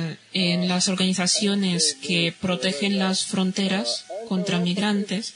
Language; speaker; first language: Spanish; non-native, fluent; Bosnian